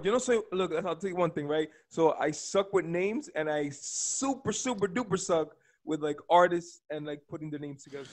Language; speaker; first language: English; early bilingual, other home language; Spanish